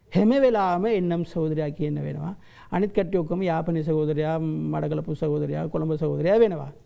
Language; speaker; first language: Sinhala; non-native, local second language; Tamil